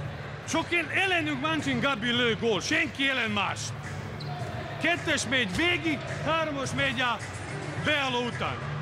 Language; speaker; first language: Hungarian; non-native, fluent; Serbian